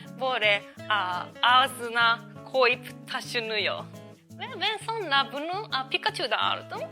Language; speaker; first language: Turkish; non-native, learner; Japanese